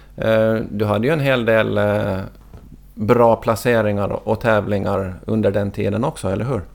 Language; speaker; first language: Swedish; native; Swedish